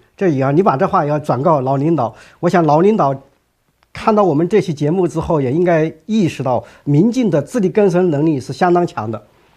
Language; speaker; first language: Chinese; native; Chinese